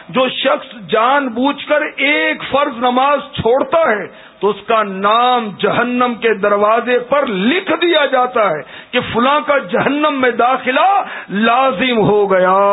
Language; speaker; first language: Urdu; native; Urdu